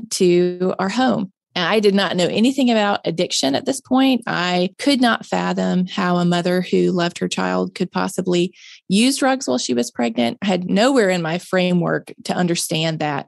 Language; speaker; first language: English; native; English